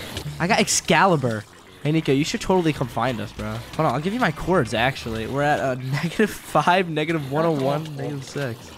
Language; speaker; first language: English; native; English